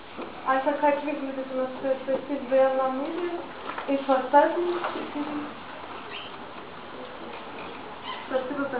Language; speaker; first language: Russian; non-native, learner; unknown